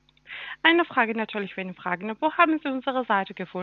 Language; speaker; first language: German; non-native, learner; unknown